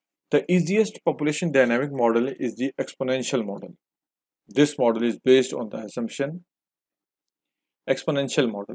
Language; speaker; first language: English; non-native, local second language; Hindi